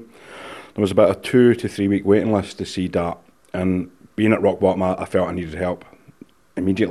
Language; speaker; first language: English; native; English